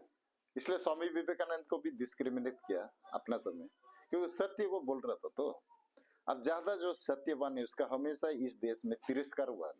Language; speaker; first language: Hindi; non-native, local second language; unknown